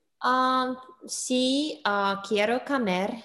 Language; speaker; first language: Spanish; non-native, learner; English